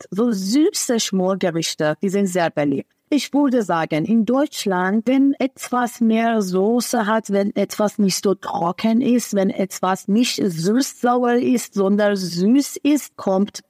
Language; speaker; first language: German; non-native, fluent; Persian